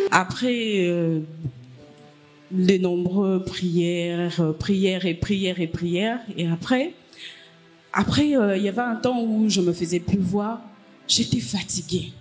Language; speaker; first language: French; non-native, local second language; Lingala